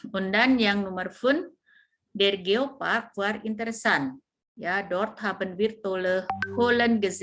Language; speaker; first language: German; non-native, fluent; Indonesian